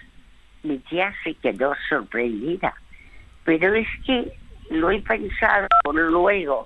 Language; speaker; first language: Spanish; early bilingual, other home language; French